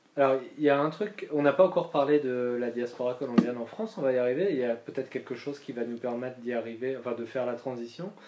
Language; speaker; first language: French; native; French